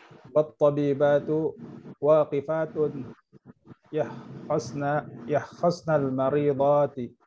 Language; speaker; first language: Arabic; non-native, learner; Indonesian